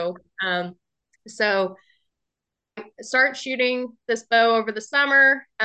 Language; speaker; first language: English; native; English